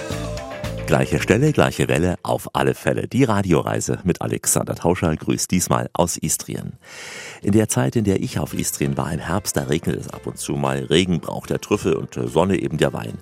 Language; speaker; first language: German; native; German